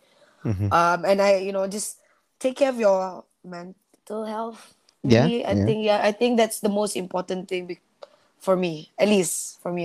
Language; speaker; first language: English; non-native, local second language; Malay